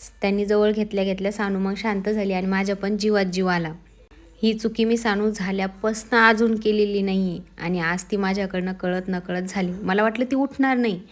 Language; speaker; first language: Marathi; native; Marathi